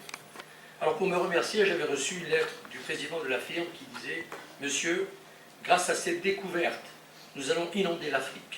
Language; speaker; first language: French; native; French